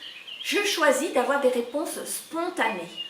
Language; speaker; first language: French; native; French